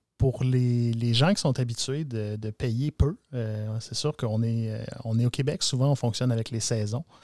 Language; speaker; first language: French; native; French